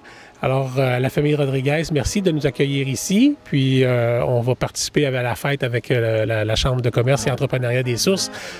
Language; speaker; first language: French; native; French